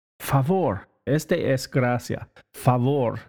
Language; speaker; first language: Spanish; non-native, learner; English